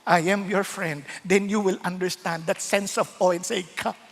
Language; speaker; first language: English; non-native, local second language; Filipino